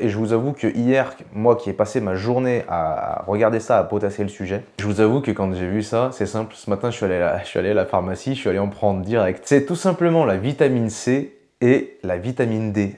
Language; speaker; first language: French; native; French